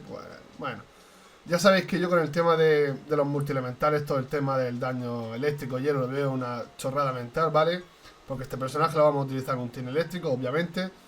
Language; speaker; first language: Spanish; native; Spanish